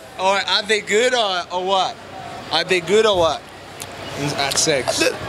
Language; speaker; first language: English; non-native, fluent; Portuguese